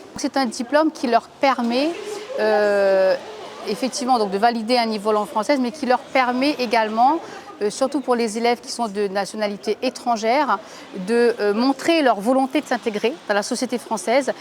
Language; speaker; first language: French; native; French